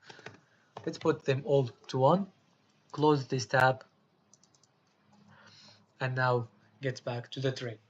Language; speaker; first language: English; non-native, fluent; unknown